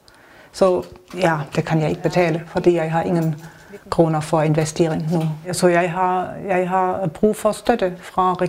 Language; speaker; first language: Danish; non-native, learner; German